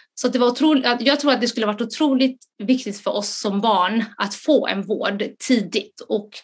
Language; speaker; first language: Swedish; early bilingual, other home language; Somali